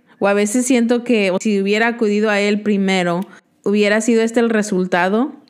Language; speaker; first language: Spanish; early bilingual, heritage; Spanish